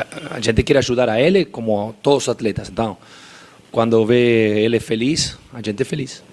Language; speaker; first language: Portuguese; non-native, fluent; Spanish